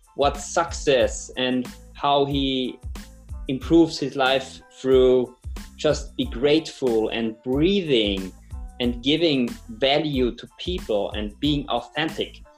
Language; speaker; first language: English; non-native, fluent; German